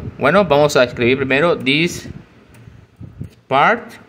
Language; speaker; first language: Spanish; native; Spanish